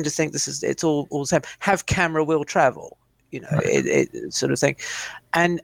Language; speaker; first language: English; native; English